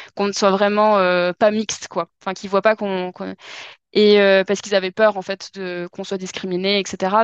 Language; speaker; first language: French; native; French